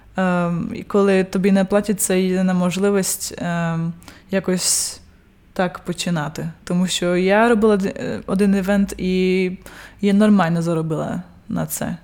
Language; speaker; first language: Ukrainian; early bilingual, heritage; Ukrainian